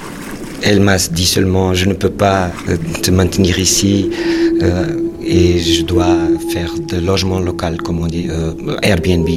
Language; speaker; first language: French; non-native, fluent; Portuguese